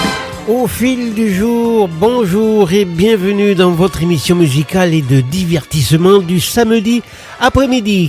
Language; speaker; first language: French; native; French